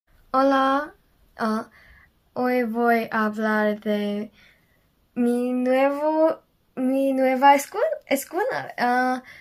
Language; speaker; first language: Spanish; non-native, learner; Korean